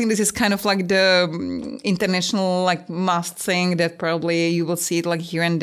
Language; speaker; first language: English; non-native, fluent; Czech